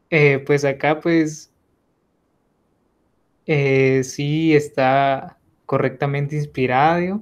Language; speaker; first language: Spanish; native; Spanish